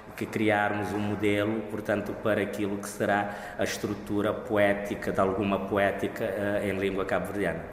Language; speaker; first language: Portuguese; non-native, local second language; Kabuverdianu